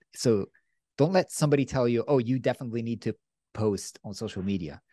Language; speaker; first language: English; non-native, fluent; Hebrew